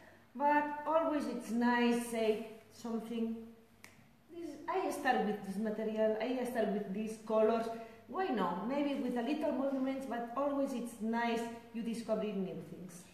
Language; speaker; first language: English; non-native, learner; Spanish